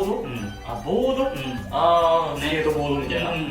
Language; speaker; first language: Japanese; native; Japanese